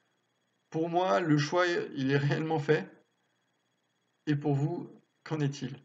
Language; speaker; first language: French; native; French